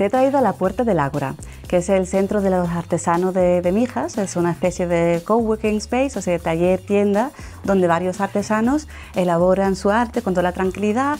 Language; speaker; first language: Spanish; native; Spanish